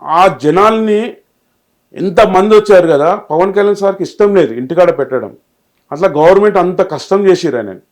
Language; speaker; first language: Telugu; native; Telugu